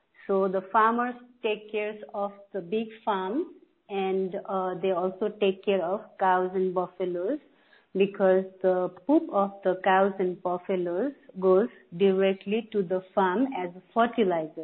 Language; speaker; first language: English; non-native, local second language; Nepali